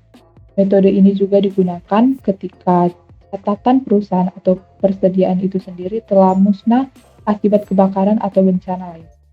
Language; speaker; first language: Indonesian; native; Indonesian